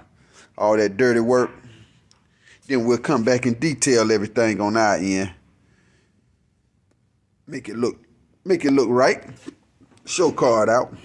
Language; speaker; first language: English; native; English